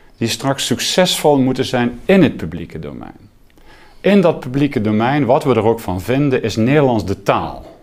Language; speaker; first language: Dutch; non-native, local second language; Limburgish